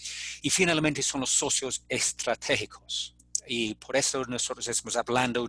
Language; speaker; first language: Spanish; non-native, fluent; English